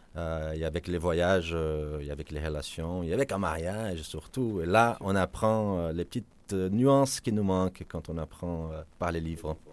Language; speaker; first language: French; non-native, fluent; Portuguese